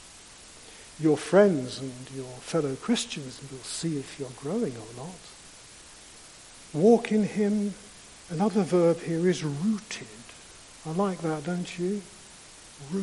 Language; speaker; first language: English; native; English